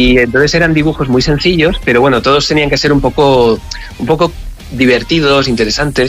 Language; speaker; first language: Spanish; native; Spanish